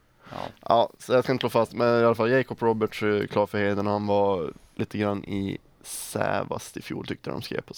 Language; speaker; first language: Swedish; native; Swedish